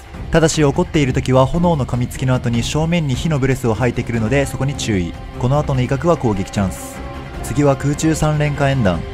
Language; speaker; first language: Japanese; native; Japanese